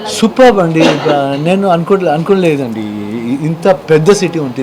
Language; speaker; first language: Telugu; non-native, learner; Kannada